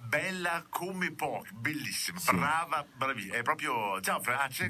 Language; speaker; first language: Italian; native; Italian